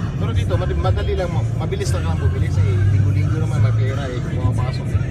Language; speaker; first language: Filipino; non-native, local second language; Cebuano